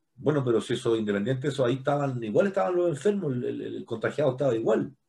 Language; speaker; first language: Spanish; native; Spanish